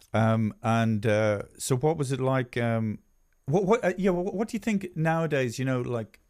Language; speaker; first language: English; native; English